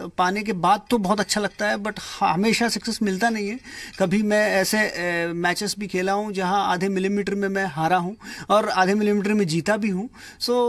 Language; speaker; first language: Hindi; non-native, local second language; Kannada